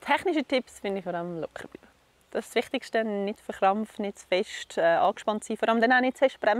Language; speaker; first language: German; native; German